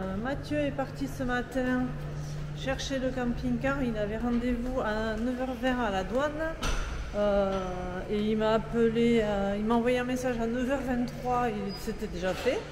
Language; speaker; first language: French; native; French